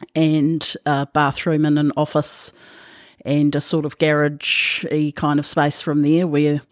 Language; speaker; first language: English; native; English